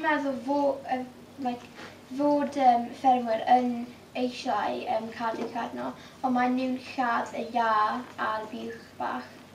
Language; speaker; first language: Welsh; non-native, local second language; English